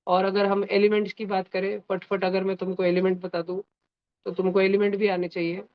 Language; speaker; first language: Hindi; non-native, local second language; Marathi